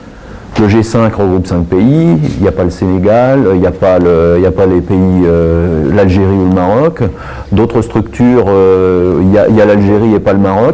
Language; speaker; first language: French; native; French